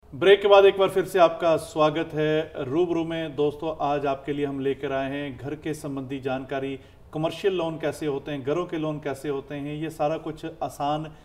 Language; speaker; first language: Hindi; non-native, local second language; Punjabi